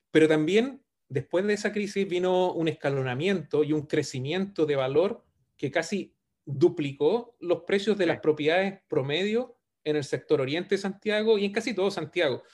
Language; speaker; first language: Spanish; native; Spanish